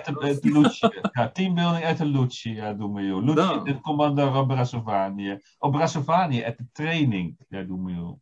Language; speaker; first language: Russian; non-native, fluent; Dutch